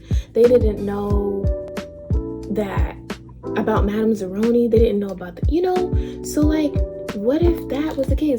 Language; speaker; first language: English; native; English